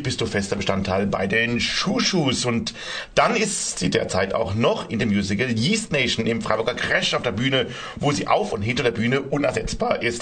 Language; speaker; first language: German; native; German